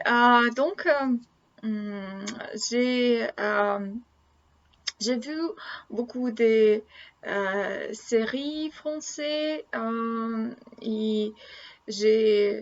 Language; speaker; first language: French; non-native, learner; Russian